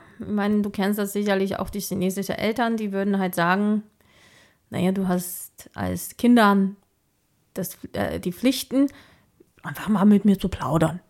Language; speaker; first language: German; non-native, fluent; Chinese